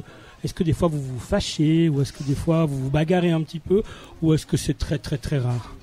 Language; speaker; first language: French; native; French